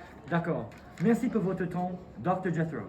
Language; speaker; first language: French; non-native, learner; English